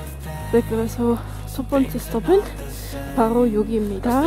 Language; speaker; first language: Korean; non-native, fluent; Dutch